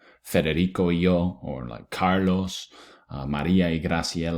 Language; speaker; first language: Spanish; non-native, fluent; English